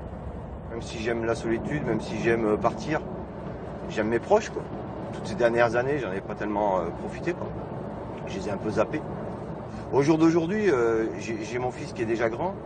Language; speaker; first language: French; native; French